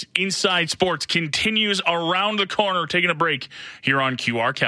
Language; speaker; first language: English; native; English